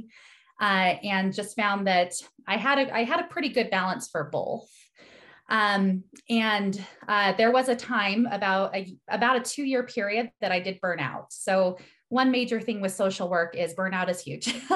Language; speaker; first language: English; native; English